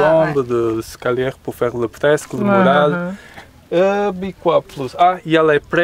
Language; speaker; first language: French; non-native, learner; Portuguese